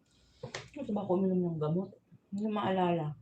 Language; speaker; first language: Filipino; non-native, local second language; Bikol